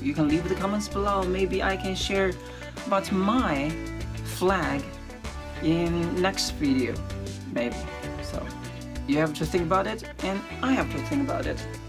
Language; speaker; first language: English; non-native, fluent; Chinese